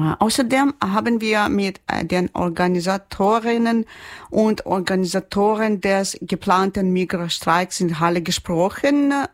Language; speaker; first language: German; non-native, fluent; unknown